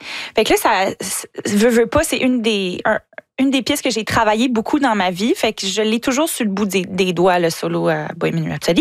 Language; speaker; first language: French; native; French